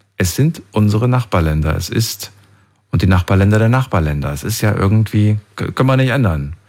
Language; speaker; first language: German; native; German